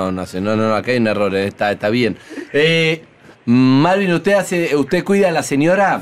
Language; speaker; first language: Spanish; native; Spanish